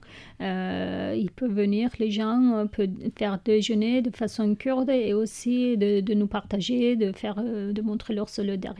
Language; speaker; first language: French; non-native, learner; Kurdish